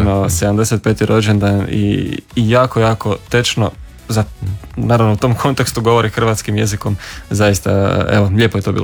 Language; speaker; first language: Serbian; native; Serbian